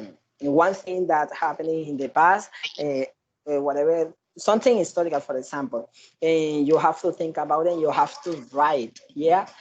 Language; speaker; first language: English; non-native, learner; Spanish